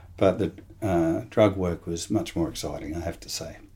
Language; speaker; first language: English; native; English